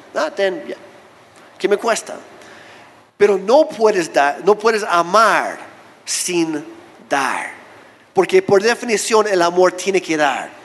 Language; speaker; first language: Spanish; non-native, fluent; English